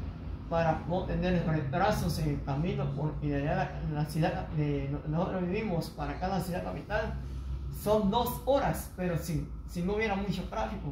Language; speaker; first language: Spanish; native; Spanish